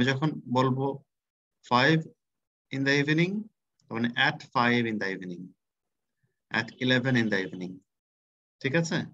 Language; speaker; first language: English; non-native, fluent; Bangla